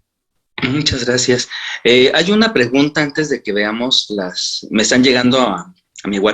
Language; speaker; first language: Spanish; native; Spanish